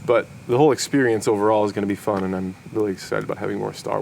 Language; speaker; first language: English; native; English